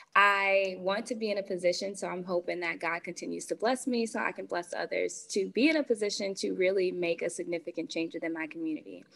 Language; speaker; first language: English; native; English